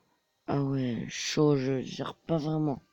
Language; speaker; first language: French; native; French